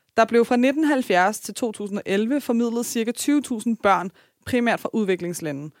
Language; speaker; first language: Danish; early bilingual, other home language; Persian